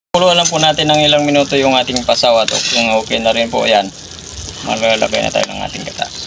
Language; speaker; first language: Filipino; non-native, local second language; Cebuano